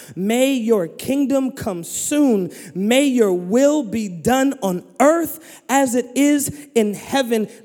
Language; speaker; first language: English; native; English